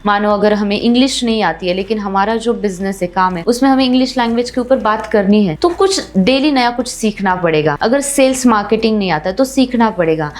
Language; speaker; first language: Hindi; non-native, local second language; Marathi